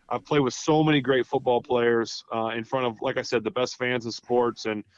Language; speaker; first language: English; native; English